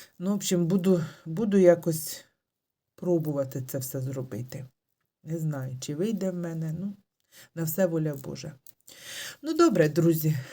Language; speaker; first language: Ukrainian; native; Ukrainian